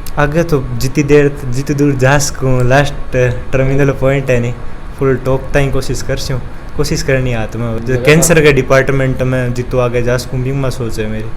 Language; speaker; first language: Hindi; native; Hindi